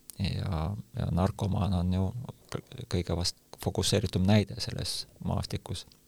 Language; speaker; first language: Estonian; native; Estonian